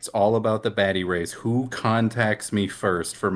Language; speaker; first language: English; native; English